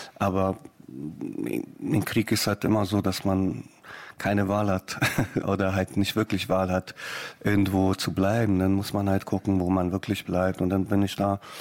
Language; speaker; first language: German; non-native, fluent; Bosnian